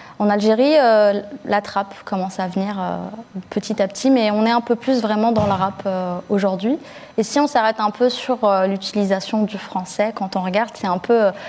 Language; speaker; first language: French; early bilingual, other home language; Arabic